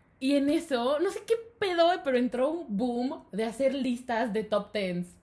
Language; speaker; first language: Spanish; native; Spanish